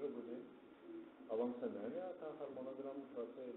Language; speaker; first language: Polish; non-native, learner; Croatian